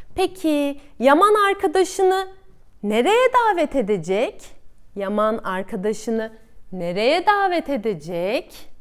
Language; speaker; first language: Turkish; native; Turkish